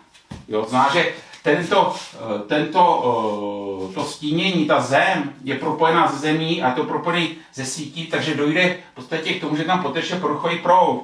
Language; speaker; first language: Czech; native; Czech